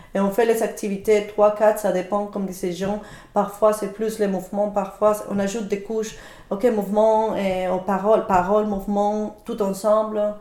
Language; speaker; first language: French; non-native, fluent; Spanish